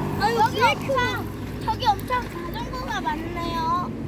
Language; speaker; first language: Korean; early bilingual, other home language; French